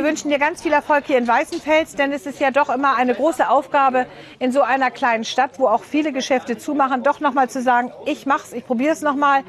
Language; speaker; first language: German; native; German